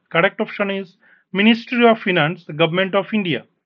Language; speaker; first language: English; non-native, local second language; Bangla